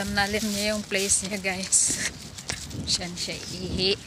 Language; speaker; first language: Filipino; native; Filipino